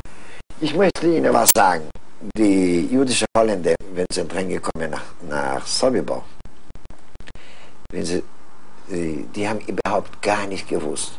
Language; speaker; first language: German; non-native, fluent; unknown